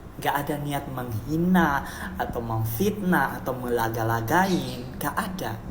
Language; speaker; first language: Indonesian; native; Indonesian